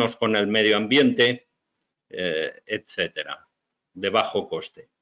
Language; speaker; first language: Spanish; native; Spanish